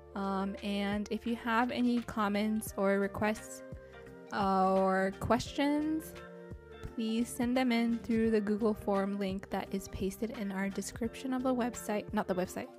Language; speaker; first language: English; early bilingual, other home language; Japanese